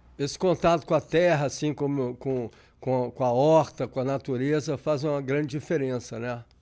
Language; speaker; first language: Portuguese; native; Portuguese